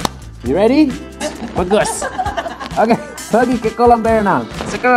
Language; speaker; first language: Indonesian; non-native, learner; English